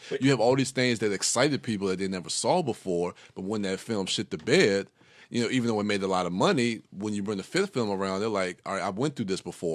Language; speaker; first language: English; native; English